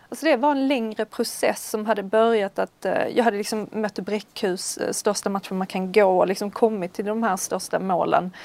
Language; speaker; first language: Swedish; native; Swedish